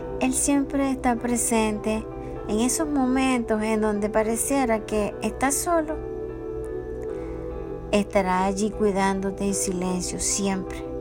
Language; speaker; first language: Spanish; native; Spanish